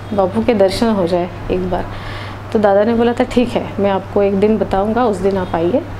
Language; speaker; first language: Hindi; non-native, local second language; Marathi